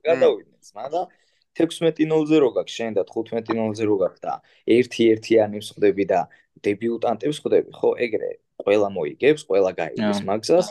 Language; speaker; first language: Georgian; native; Georgian